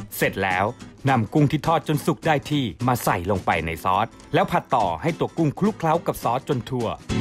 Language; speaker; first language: Thai; native; Thai